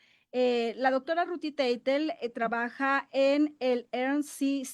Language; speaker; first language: Spanish; native; Spanish